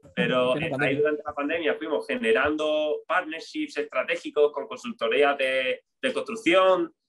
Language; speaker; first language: Spanish; native; Spanish